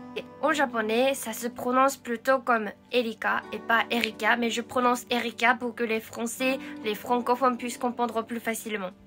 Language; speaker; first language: French; non-native, fluent; Japanese